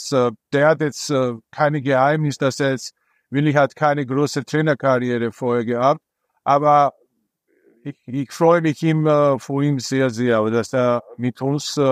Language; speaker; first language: German; non-native, fluent; Georgian